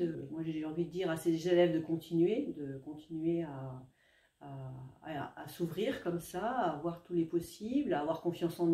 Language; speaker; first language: French; native; French